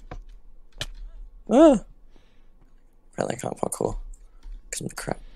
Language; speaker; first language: English; native; English